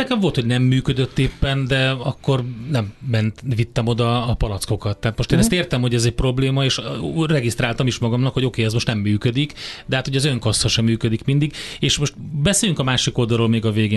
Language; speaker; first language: Hungarian; native; Hungarian